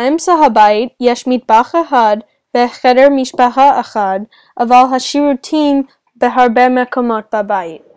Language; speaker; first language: Hebrew; non-native, learner; English